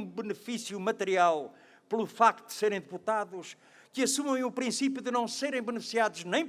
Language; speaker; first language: Portuguese; native; Portuguese